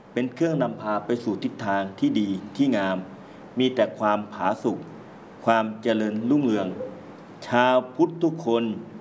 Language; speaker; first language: Thai; native; Thai